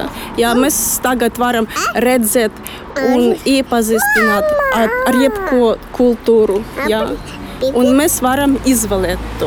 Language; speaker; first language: Latvian; non-native, learner; Russian